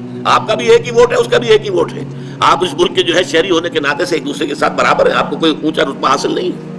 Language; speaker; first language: Urdu; native; Urdu